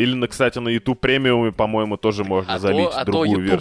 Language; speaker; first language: Russian; native; Russian